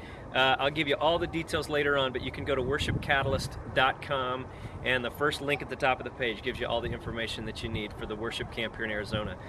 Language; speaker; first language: English; native; English